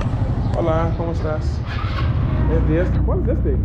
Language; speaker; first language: Spanish; non-native, learner; English